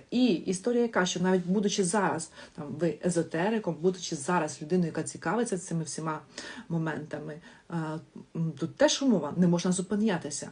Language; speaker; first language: Ukrainian; non-native, local second language; Russian